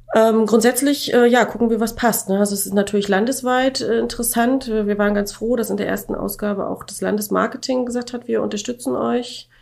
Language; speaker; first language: German; native; German